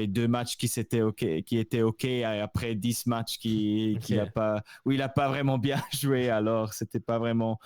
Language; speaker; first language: French; non-native, local second language; Swiss German